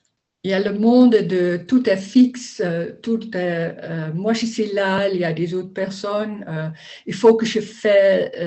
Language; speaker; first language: French; non-native, learner; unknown